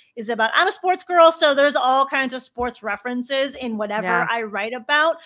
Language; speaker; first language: English; native; English